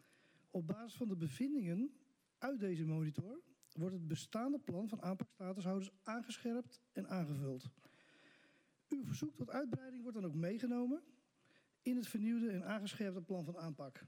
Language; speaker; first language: Dutch; native; Dutch